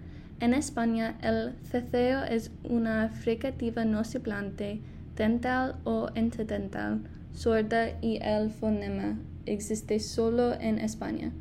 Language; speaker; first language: Spanish; non-native, fluent; English